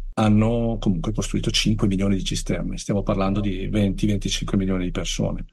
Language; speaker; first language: Italian; native; Italian